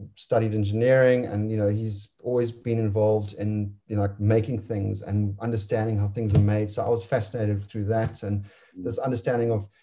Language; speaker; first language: English; native; English